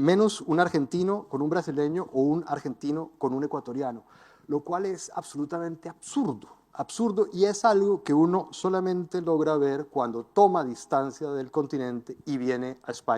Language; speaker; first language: Spanish; native; Spanish